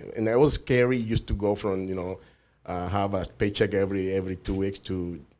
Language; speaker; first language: English; non-native, fluent; Spanish